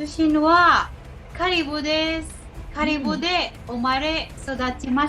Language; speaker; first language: Japanese; non-native, local second language; Filipino